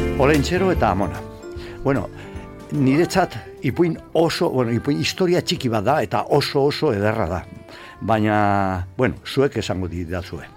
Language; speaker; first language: Basque; non-native, local second language; Spanish